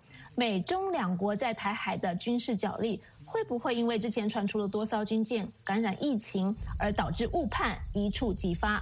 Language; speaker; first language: Chinese; native; Chinese